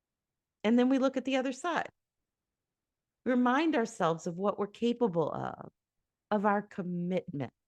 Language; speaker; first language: English; native; English